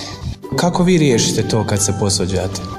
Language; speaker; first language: Croatian; native; Croatian